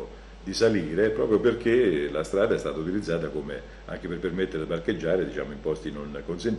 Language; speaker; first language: Italian; native; Italian